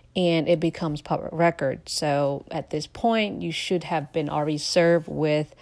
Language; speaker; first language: English; non-native, fluent; Lao